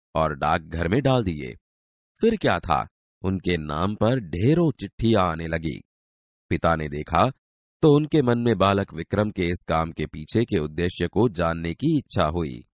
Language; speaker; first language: Hindi; non-native, local second language; Gujarati